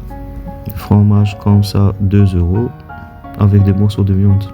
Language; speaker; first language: French; non-native, local second language; Arabic